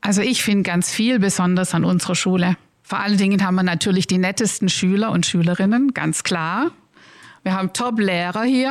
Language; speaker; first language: German; native; German